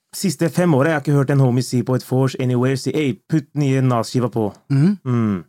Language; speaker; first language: Norwegian; early bilingual, other home language; Turkish